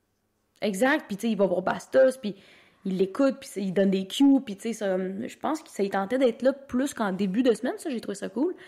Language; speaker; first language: French; native; French